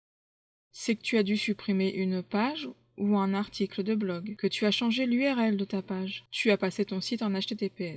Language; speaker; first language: French; native; French